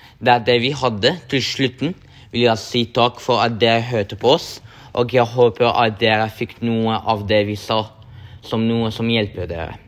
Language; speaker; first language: Norwegian; non-native, local second language; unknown